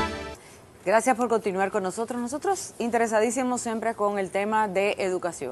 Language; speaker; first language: Spanish; native; Spanish